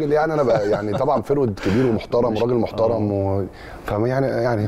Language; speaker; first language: Arabic; native; Arabic